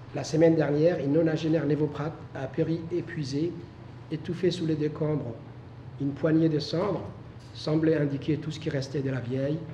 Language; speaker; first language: French; non-native, local second language; Somali